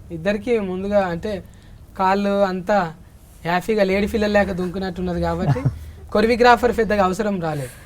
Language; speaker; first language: Telugu; native; Telugu